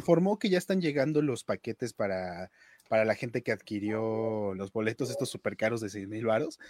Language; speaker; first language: Spanish; native; Spanish